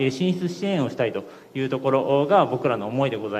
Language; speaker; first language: Japanese; native; Japanese